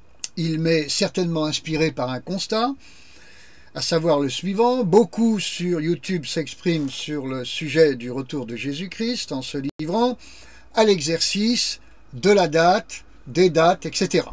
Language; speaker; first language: French; native; French